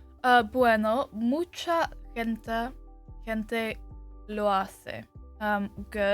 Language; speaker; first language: Spanish; non-native, learner; English